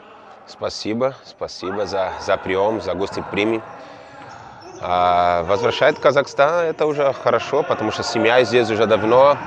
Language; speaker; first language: Russian; non-native, learner; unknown